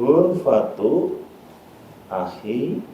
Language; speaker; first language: Arabic; non-native, learner; Indonesian